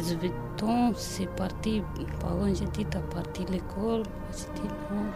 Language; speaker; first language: French; non-native, learner; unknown